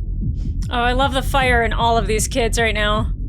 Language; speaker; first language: English; native; English